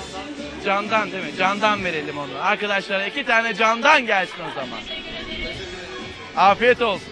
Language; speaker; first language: Turkish; native; Turkish